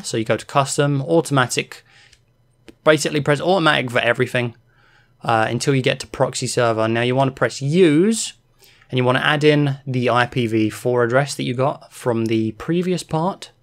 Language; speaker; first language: English; native; English